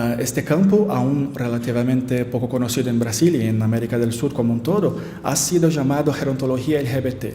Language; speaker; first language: Spanish; non-native, learner; Portuguese